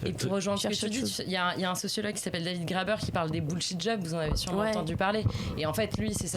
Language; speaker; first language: French; native; French